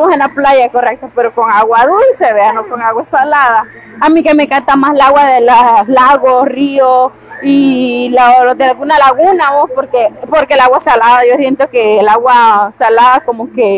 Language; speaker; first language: Spanish; native; Spanish